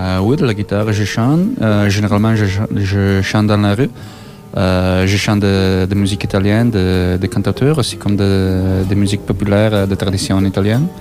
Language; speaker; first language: French; non-native, fluent; Italian